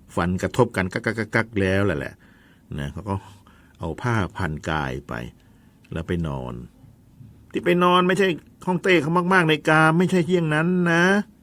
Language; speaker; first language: Thai; native; Thai